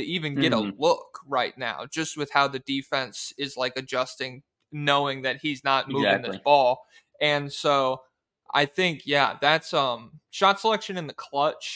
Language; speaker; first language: English; native; English